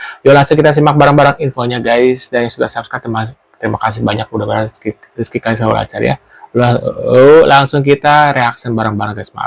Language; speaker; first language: Indonesian; native; Indonesian